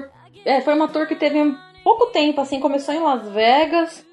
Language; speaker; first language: Portuguese; native; Portuguese